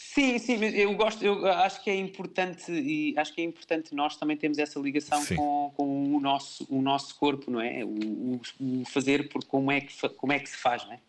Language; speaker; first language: Portuguese; native; Portuguese